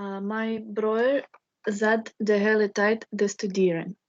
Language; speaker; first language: Dutch; non-native, learner; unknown